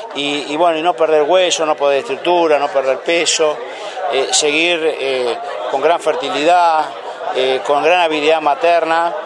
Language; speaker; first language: Spanish; native; Spanish